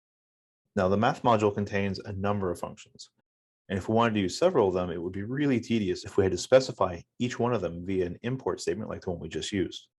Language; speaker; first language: English; native; English